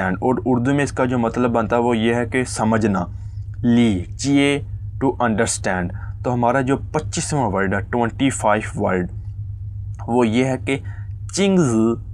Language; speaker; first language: Urdu; native; Urdu